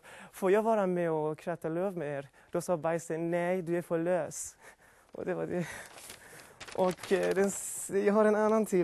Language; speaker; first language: Swedish; non-native, fluent; Persian